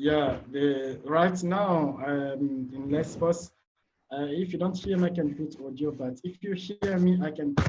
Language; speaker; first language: English; non-native, learner; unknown